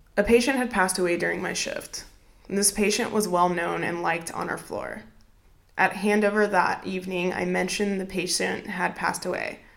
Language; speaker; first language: English; native; English